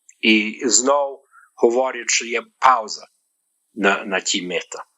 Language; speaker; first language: Ukrainian; early bilingual, heritage; Ukrainian